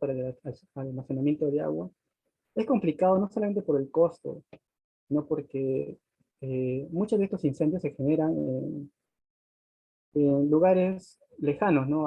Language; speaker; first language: Spanish; native; Spanish